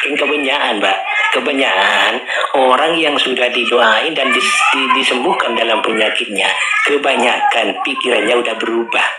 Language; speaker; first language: Indonesian; non-native, local second language; Madurese